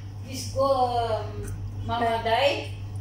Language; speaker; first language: English; non-native, learner; Arabic